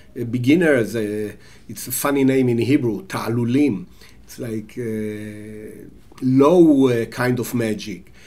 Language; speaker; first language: English; non-native, fluent; Hebrew